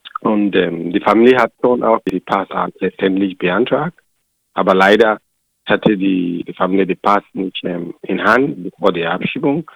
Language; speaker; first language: German; non-native, learner; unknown